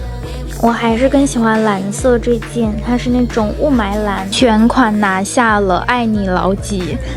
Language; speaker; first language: Chinese; native; Chinese